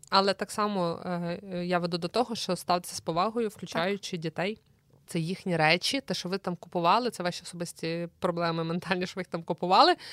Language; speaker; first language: Ukrainian; native; Ukrainian